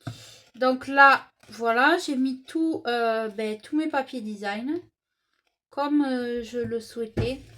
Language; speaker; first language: French; native; French